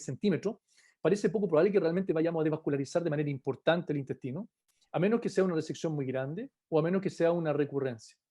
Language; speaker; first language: Spanish; native; Spanish